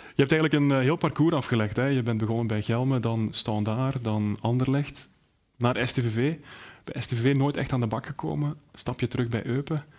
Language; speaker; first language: Dutch; native; Dutch